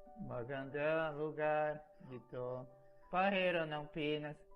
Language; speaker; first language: Filipino; non-native, learner; Portuguese